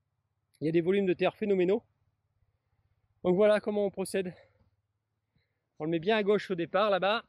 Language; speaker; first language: French; native; French